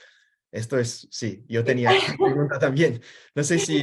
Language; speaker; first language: Spanish; non-native, fluent; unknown